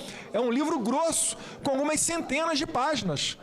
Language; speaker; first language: Portuguese; native; Portuguese